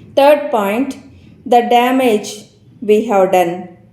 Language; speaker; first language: English; non-native, local second language; Telugu